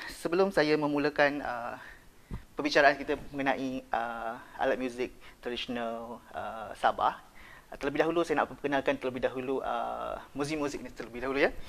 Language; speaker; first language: Malay; native; Malay